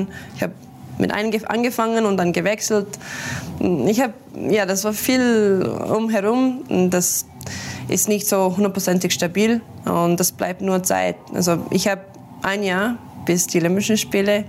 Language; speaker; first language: German; non-native, learner; English